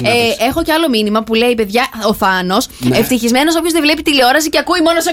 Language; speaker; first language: Greek; native; Greek